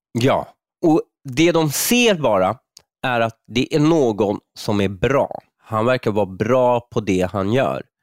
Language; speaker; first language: Swedish; early bilingual, other home language; Persian